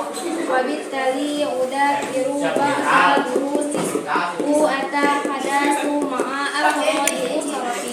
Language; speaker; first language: Arabic; non-native, learner; Indonesian